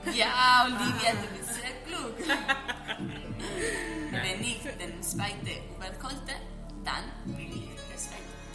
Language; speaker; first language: German; non-native, learner; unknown